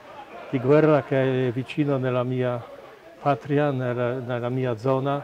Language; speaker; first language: Italian; non-native, fluent; Polish